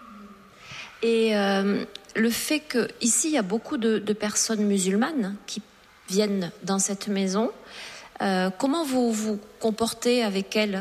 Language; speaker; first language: French; native; French